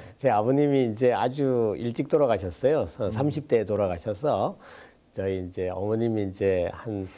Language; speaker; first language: Korean; native; Korean